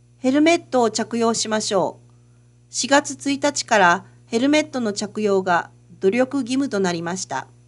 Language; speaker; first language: Japanese; native; Japanese